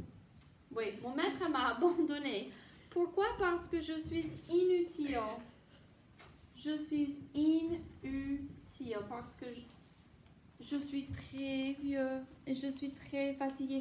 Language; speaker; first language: French; non-native, fluent; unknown